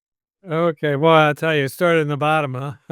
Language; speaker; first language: English; native; English